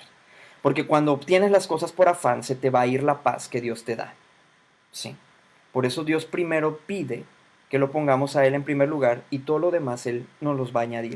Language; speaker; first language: Spanish; native; Spanish